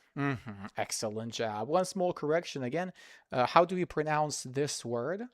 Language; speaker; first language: English; non-native, fluent; Serbian